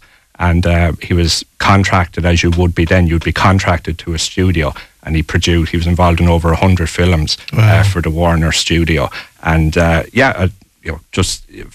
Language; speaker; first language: English; native; English